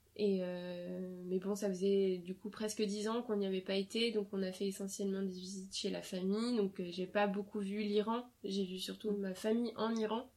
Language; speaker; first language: French; native; French